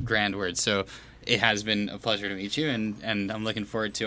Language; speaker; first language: English; native; English